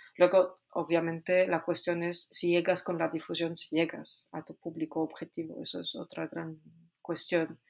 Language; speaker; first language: Spanish; non-native, fluent; Polish